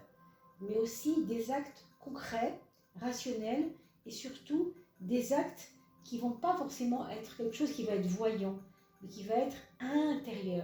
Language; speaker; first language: French; native; French